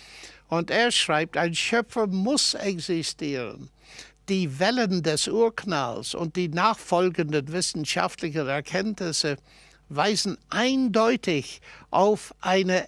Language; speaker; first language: German; non-native, fluent; English